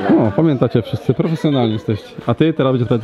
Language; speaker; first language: Polish; native; Polish